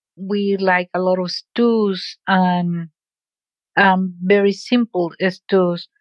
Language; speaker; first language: English; non-native, fluent; Spanish